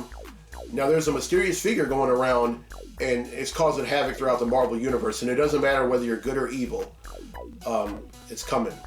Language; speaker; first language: English; native; English